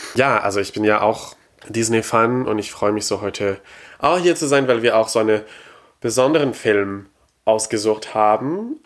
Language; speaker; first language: German; non-native, fluent; French